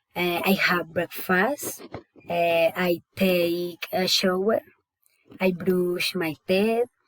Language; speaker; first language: English; non-native, learner; Spanish